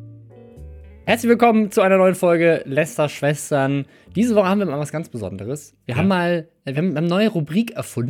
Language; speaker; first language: German; native; German